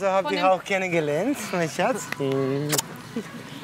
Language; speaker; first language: German; non-native, fluent; Greek